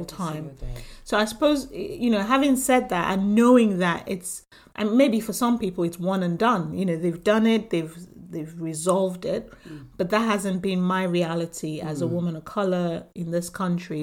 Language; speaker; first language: English; non-native, local second language; Yoruba